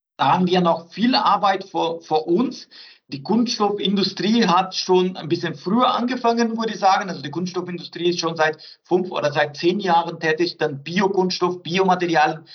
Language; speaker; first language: German; non-native, fluent; Portuguese